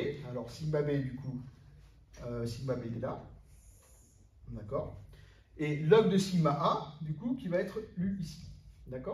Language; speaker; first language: French; native; French